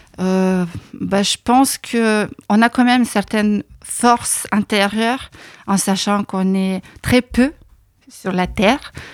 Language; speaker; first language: French; non-native, fluent; Lithuanian